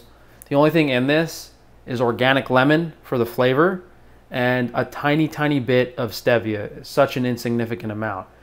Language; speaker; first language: English; native; English